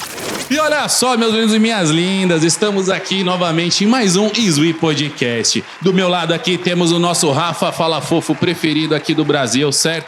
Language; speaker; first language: Portuguese; native; Portuguese